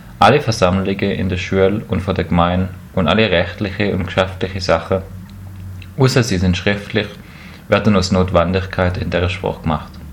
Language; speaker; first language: German; native; German